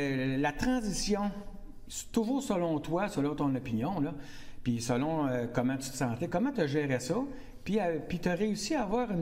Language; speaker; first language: French; native; French